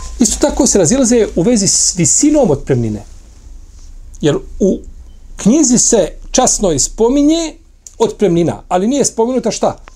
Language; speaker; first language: Bosnian; native; Bosnian